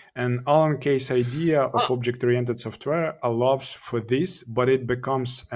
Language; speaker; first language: English; non-native, fluent; Ukrainian